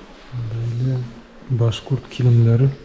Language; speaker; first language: Turkish; non-native, learner; Bashkir